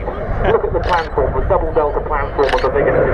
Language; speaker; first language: English; native; English